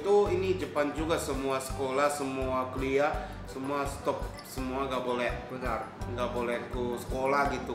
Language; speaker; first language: Indonesian; non-native, fluent; Japanese